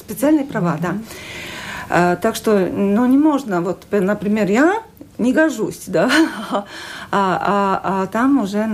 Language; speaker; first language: Russian; non-native, local second language; Latvian